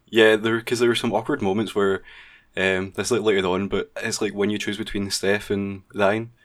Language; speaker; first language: English; native; English